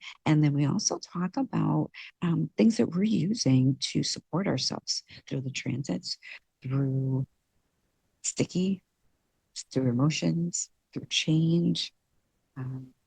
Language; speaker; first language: English; native; English